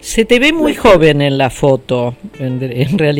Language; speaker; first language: Spanish; native; Spanish